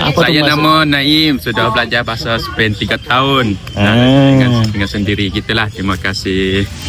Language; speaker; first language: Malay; non-native, learner; Thai